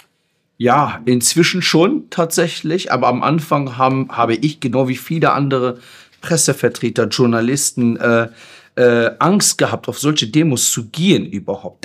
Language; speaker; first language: German; non-native, fluent; Persian